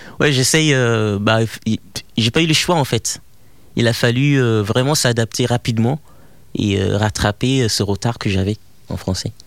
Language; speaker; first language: French; non-native, fluent; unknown